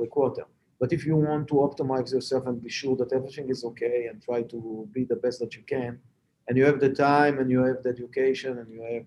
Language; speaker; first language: English; non-native, fluent; Hebrew